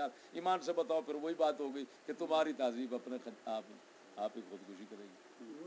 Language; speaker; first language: Urdu; non-native, local second language; Punjabi